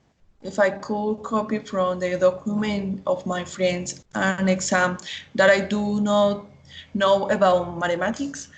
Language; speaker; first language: English; non-native, learner; Spanish